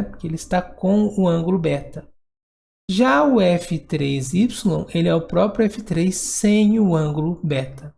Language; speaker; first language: Portuguese; native; Portuguese